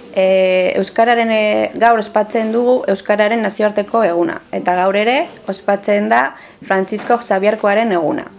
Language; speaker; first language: Basque; non-native, local second language; Spanish